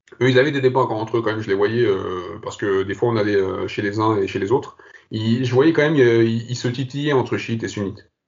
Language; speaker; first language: French; early bilingual, other home language; Kabyle